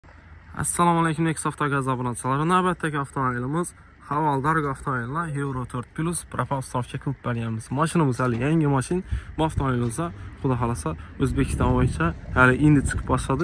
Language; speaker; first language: Uzbek; native; Uzbek